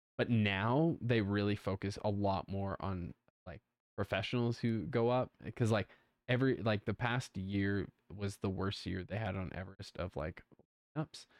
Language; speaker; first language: English; native; English